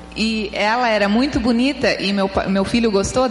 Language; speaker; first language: Portuguese; native; Portuguese